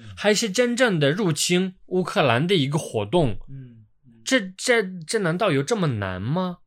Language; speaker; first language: Chinese; non-native, fluent; Ukrainian